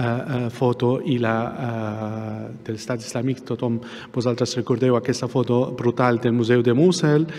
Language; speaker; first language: Catalan; non-native, fluent; Arabic